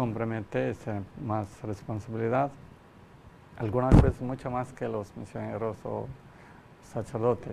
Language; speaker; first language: Spanish; non-native, learner; Malayalam